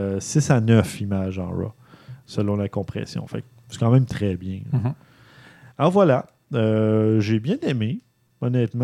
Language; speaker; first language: French; native; French